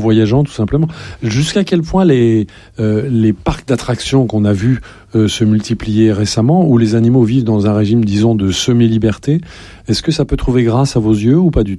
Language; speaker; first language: French; native; French